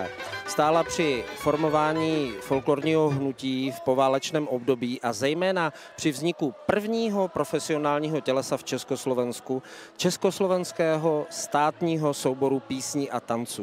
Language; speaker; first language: Czech; native; Czech